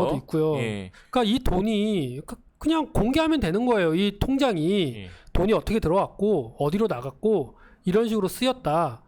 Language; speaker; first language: Korean; native; Korean